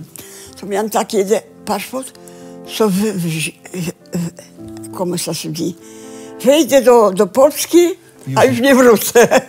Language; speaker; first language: Polish; early bilingual, heritage; Polish